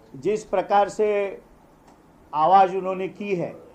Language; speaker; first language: Hindi; non-native, local second language; Marathi